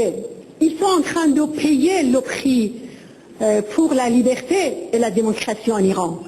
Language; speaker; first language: French; non-native, fluent; Persian